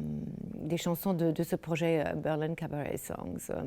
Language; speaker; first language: French; non-native, fluent; German